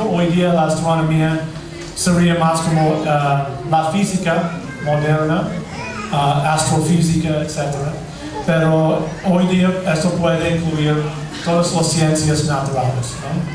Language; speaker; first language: Spanish; non-native, fluent; English